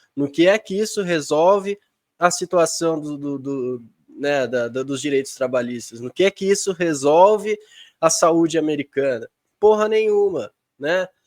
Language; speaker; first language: Portuguese; native; Portuguese